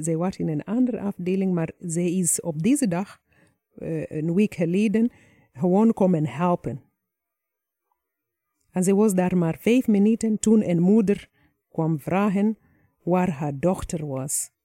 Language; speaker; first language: Dutch; non-native, fluent; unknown